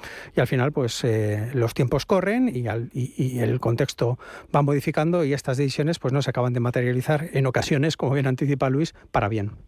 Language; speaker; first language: Spanish; native; Spanish